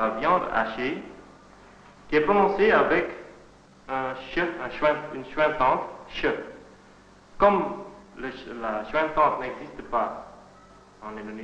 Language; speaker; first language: French; non-native, fluent; Indonesian